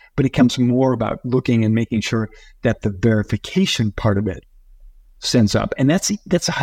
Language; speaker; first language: English; early bilingual, other home language; Spanish